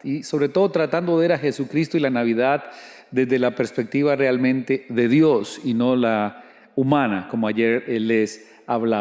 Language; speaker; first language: Spanish; native; Spanish